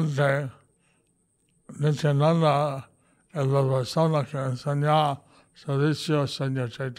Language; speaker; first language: Spanish; non-native, learner; English